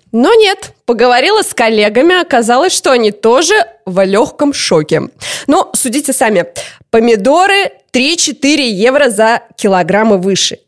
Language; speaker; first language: Russian; native; Russian